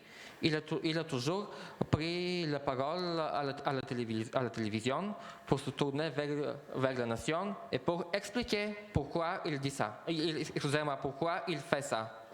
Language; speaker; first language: French; non-native, fluent; Bulgarian